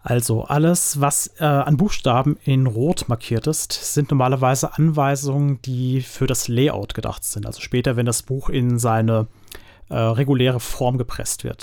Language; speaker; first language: German; native; German